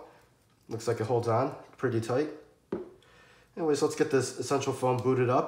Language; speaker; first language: English; native; English